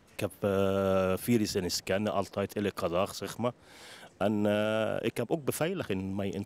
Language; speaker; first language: Dutch; non-native, learner; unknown